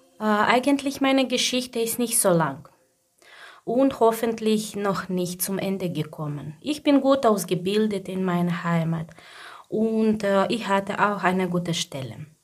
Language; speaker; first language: German; non-native, fluent; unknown